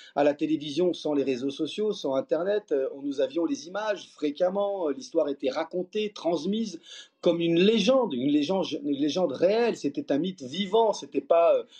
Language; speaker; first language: French; early bilingual, other home language; Portuguese